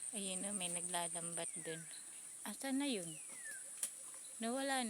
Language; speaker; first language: Filipino; native; Filipino